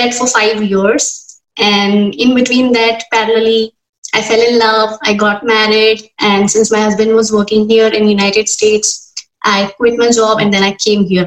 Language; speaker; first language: English; non-native, local second language; Hindi